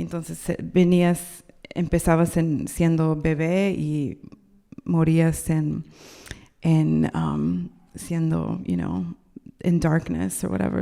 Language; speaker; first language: Spanish; non-native, learner; English